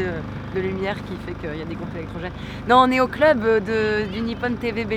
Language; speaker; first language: French; native; French